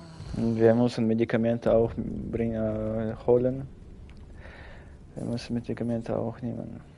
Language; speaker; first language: German; non-native, learner; Russian